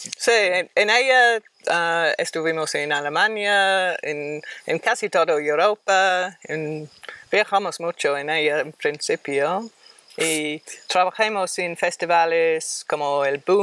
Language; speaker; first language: Spanish; non-native, fluent; English